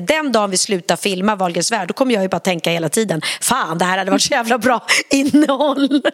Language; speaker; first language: Swedish; native; Swedish